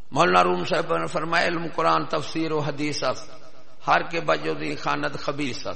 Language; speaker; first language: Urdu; non-native, local second language; Punjabi